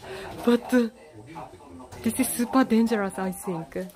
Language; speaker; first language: English; non-native, learner; Japanese